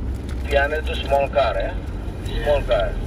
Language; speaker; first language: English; non-native, learner; Indonesian